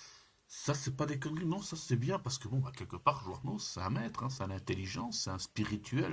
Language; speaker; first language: French; native; French